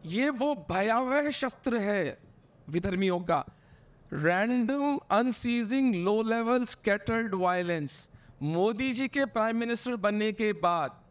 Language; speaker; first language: Hindi; native; Hindi